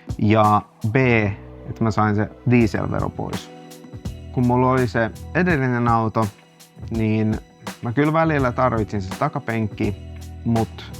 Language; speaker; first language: Finnish; non-native, local second language; Swedish